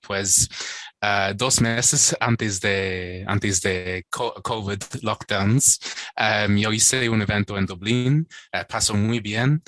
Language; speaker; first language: Spanish; non-native, fluent; English